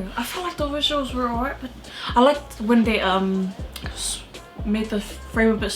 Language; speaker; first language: English; native; English